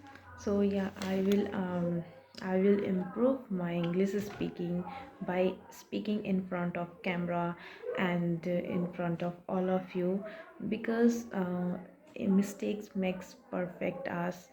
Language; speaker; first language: English; non-native, learner; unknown